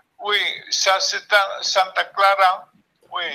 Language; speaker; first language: French; non-native, fluent; Spanish